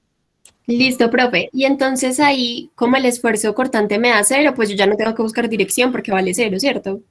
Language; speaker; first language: Spanish; native; Spanish